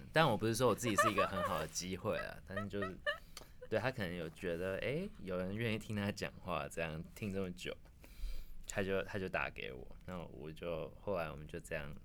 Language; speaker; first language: Chinese; native; Chinese